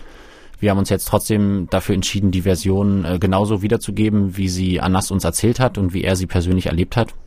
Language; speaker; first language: German; native; German